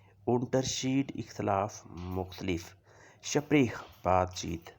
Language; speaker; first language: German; non-native, fluent; Urdu